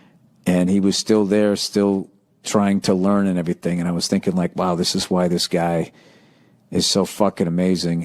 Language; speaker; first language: English; native; English